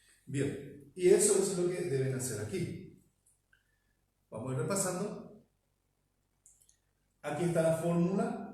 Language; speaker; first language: Spanish; native; Spanish